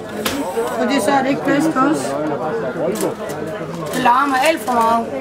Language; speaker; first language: Danish; non-native, fluent; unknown